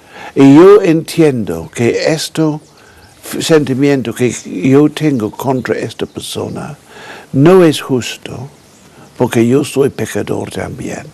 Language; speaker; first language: Spanish; non-native, fluent; English